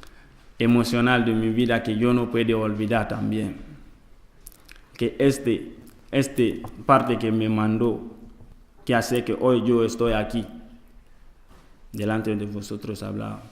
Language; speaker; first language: Spanish; non-native, learner; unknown